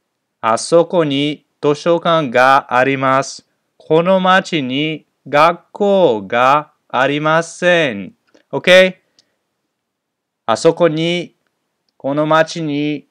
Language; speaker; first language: Japanese; non-native, fluent; English